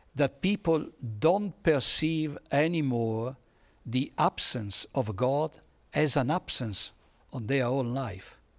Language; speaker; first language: English; non-native, fluent; Italian